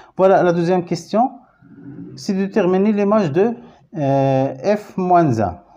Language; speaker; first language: French; non-native, local second language; Arabic